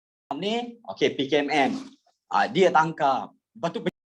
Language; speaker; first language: Malay; native; Malay